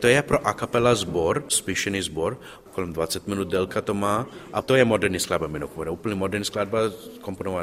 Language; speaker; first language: Czech; non-native, learner; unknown